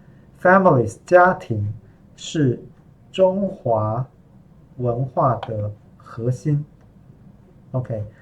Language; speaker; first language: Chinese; non-native, fluent; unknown